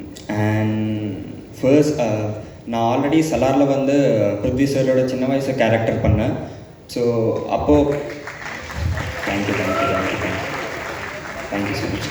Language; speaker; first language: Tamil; non-native, learner; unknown